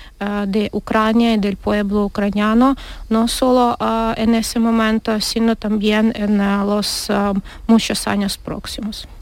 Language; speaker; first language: Spanish; non-native, learner; Ukrainian